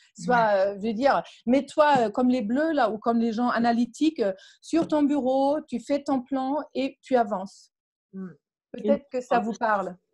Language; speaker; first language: French; non-native, fluent; German